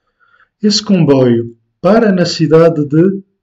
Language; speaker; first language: Portuguese; non-native, fluent; French